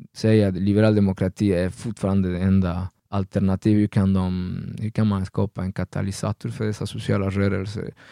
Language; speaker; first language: Swedish; non-native, fluent; Spanish